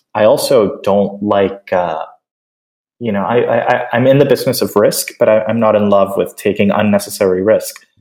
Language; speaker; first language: English; early bilingual, other home language; Spanish